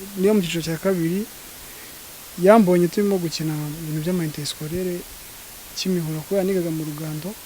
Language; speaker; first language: Kinyarwanda; native; Kinyarwanda